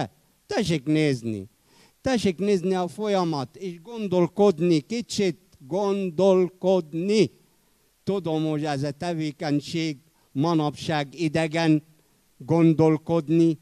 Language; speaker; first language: Hungarian; non-native, fluent; Arabic